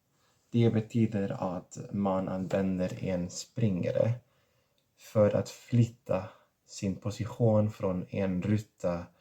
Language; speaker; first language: Swedish; non-native, fluent; Catalan